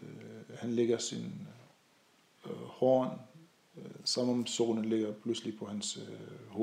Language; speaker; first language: Danish; non-native, fluent; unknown